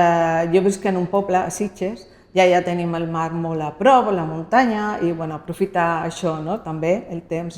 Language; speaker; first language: Catalan; non-native, local second language; Spanish